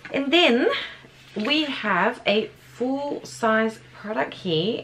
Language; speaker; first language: English; native; English